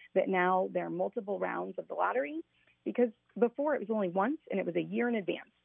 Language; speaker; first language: English; native; English